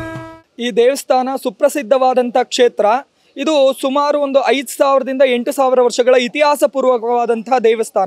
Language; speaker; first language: Kannada; native; Kannada